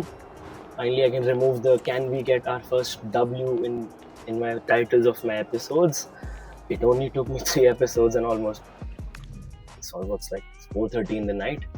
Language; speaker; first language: English; non-native, local second language; Hindi